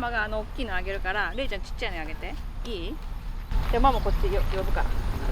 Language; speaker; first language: Japanese; native; Japanese